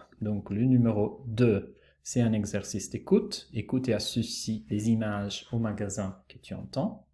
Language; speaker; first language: French; non-native, fluent; Italian